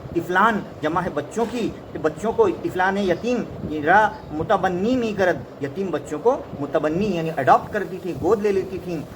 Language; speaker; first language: Urdu; native; Urdu